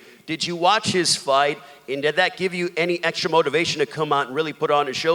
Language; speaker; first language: English; native; English